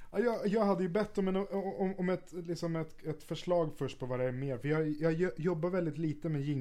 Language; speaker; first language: Swedish; native; Swedish